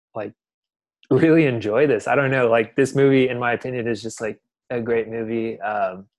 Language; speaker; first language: English; native; English